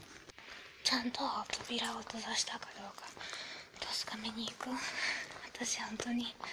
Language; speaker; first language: Japanese; non-native, fluent; German